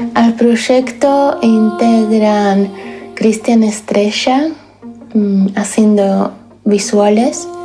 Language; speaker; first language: Spanish; non-native, fluent; Slovak